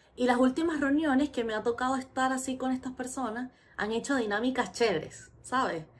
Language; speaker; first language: Spanish; native; Spanish